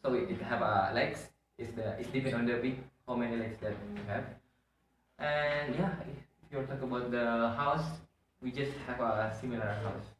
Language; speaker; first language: English; non-native, learner; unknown